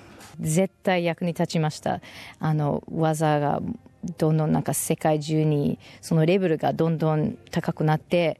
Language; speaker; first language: Japanese; non-native, fluent; English